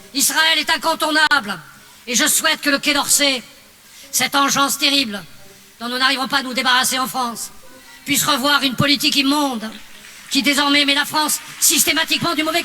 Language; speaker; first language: French; native; French